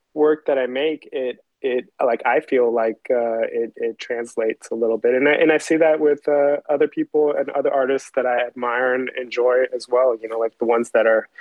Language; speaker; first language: English; early bilingual, other home language; Chinese